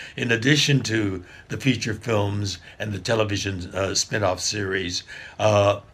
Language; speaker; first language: English; native; English